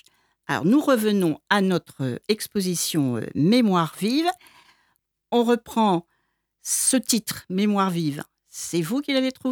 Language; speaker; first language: French; native; French